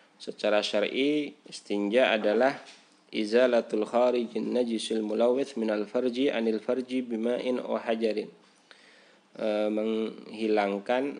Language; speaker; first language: Indonesian; native; Indonesian